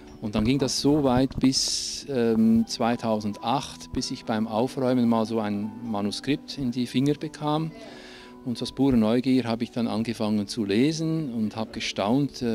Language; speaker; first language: German; non-native, local second language; Italian